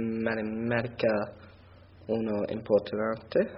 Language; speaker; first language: Italian; non-native, learner; English